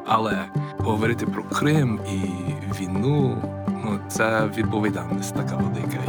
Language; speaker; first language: Ukrainian; non-native, fluent; English